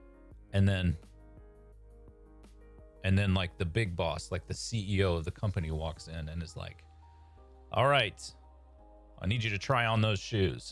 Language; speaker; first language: English; native; English